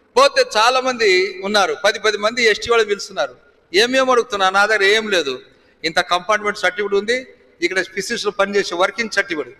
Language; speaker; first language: Telugu; non-native, local second language; Lambadi